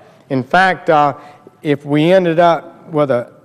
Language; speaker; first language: English; native; English